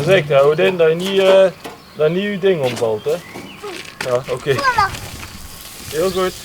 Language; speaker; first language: Dutch; native; Dutch